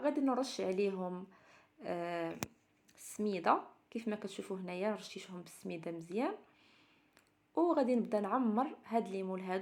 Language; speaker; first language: Arabic; native; Arabic